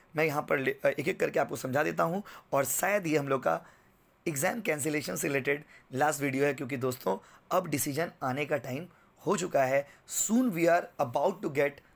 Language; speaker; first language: Hindi; native; Hindi